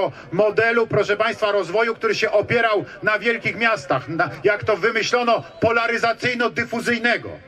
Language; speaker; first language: Polish; native; Polish